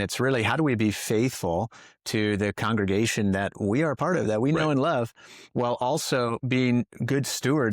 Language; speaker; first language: English; native; English